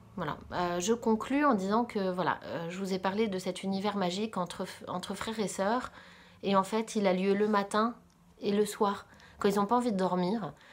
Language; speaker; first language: French; native; French